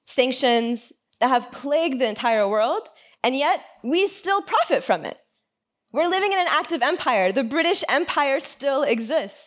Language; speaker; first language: English; native; English